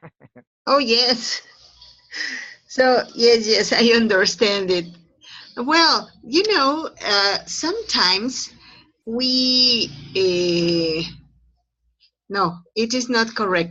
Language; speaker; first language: English; non-native, fluent; Spanish